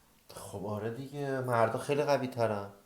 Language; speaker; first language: Persian; native; Persian